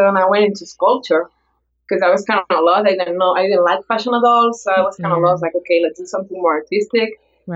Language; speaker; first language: English; non-native, fluent; Spanish